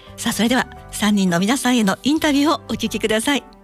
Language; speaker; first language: Japanese; native; Japanese